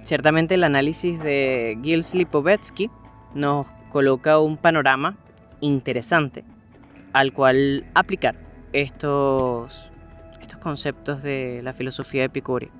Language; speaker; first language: Spanish; native; Spanish